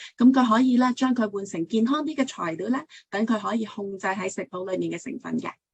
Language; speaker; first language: Cantonese; early bilingual, heritage; Cantonese